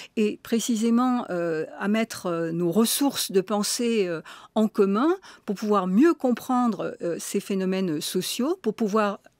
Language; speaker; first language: French; native; French